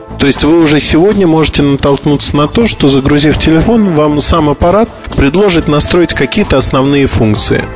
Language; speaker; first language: Russian; native; Russian